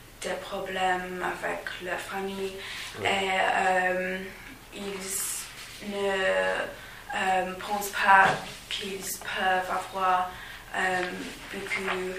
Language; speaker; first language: French; non-native, learner; English